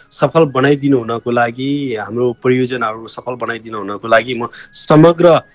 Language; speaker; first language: Nepali; non-native, local second language; Eastern Tamang